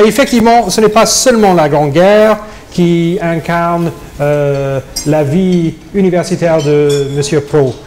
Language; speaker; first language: French; non-native, fluent; English